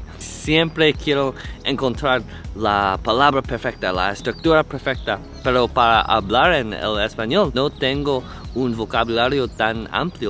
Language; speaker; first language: Spanish; non-native, learner; English